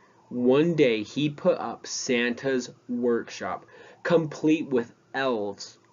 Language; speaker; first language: English; native; English